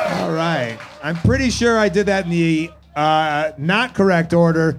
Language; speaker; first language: English; native; English